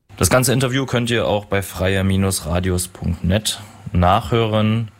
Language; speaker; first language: German; native; German